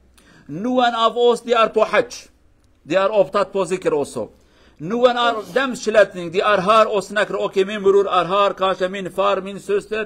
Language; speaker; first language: Swedish; non-native, fluent; Kurdish